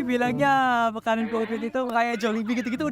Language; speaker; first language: Indonesian; non-native, fluent; Filipino